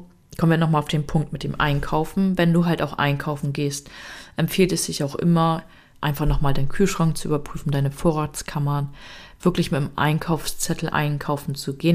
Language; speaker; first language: German; native; German